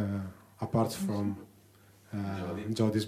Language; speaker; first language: English; non-native, learner; Italian